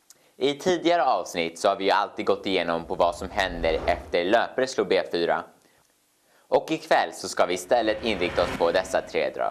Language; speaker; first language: Swedish; native; Swedish